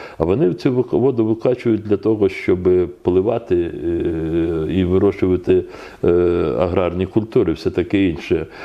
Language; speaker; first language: Ukrainian; non-native, local second language; Crimean Tatar